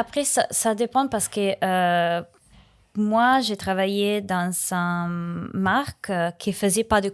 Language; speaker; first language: French; non-native, learner; Italian